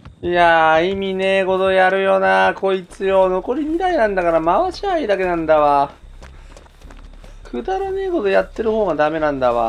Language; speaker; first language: Japanese; native; Japanese